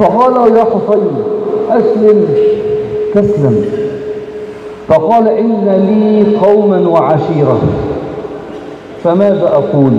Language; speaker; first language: Arabic; native; Arabic